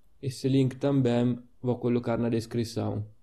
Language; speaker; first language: Portuguese; non-native, fluent; Italian